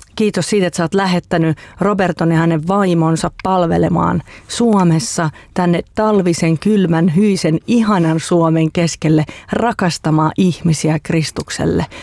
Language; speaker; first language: Finnish; native; Finnish